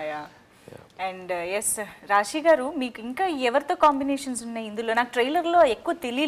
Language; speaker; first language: Telugu; native; Telugu